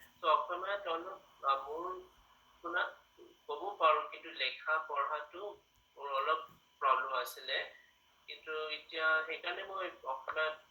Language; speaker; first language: Assamese; non-native, learner; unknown